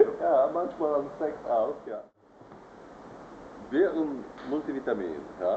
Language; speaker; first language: German; non-native, learner; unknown